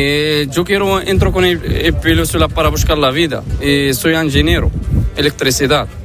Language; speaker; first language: Spanish; non-native, learner; Arabic